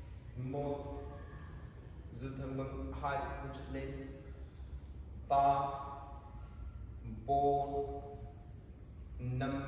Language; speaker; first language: Vietnamese; non-native, learner; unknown